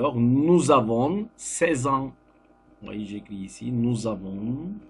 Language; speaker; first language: French; non-native, fluent; Turkish